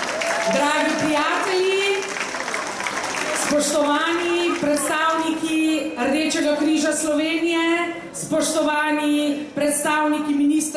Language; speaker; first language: Slovenian; non-native, fluent; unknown